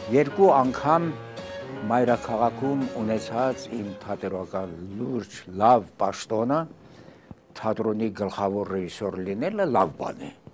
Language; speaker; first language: Armenian; early bilingual, heritage; Armenian